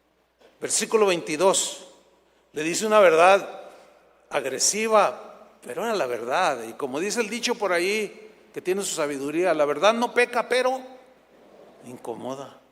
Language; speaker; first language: Spanish; native; Spanish